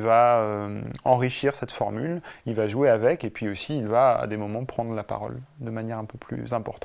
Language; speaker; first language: French; native; French